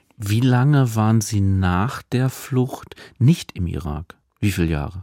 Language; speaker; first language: German; native; German